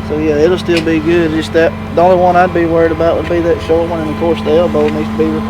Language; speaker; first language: English; native; English